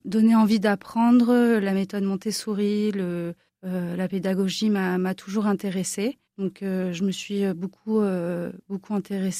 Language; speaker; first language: French; native; French